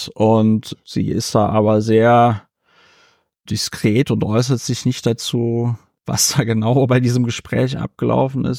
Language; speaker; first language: German; native; German